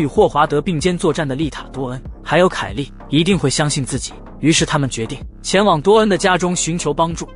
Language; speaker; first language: Chinese; native; Chinese